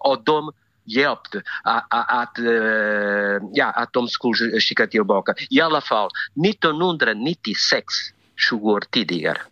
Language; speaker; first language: Swedish; non-native, fluent; Spanish